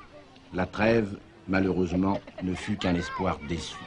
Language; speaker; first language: French; native; French